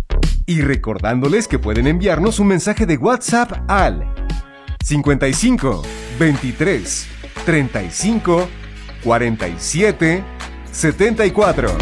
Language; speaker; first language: Spanish; native; Spanish